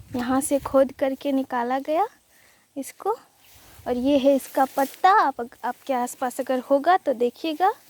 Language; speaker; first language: Hindi; non-native, local second language; Bangla